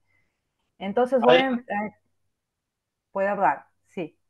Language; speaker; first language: Spanish; non-native, fluent; Portuguese